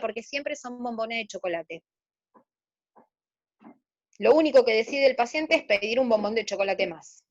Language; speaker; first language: Spanish; native; Spanish